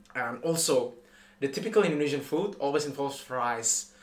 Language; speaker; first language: English; non-native, fluent; Indonesian